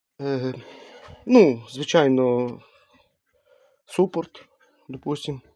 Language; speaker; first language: Ukrainian; native; Ukrainian